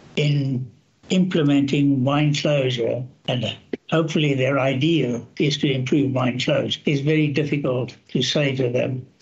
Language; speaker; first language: English; native; English